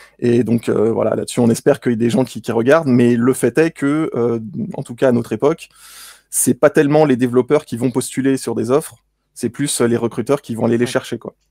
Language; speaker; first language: French; native; French